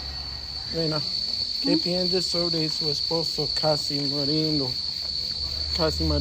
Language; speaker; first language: Spanish; non-native, learner; English